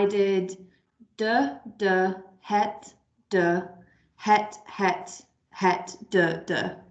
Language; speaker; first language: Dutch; non-native, learner; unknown